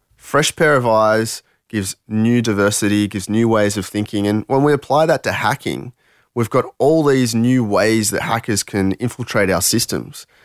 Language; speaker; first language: English; early bilingual, other home language; French